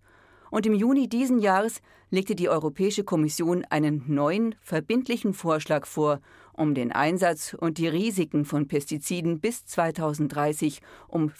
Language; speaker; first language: German; native; German